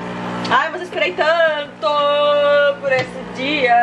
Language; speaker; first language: Portuguese; native; Portuguese